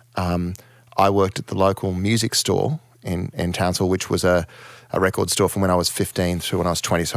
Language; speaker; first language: English; native; English